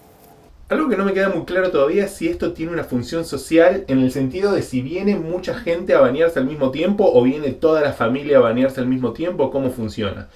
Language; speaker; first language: Spanish; native; Spanish